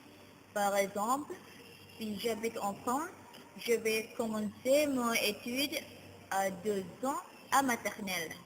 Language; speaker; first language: French; non-native, learner; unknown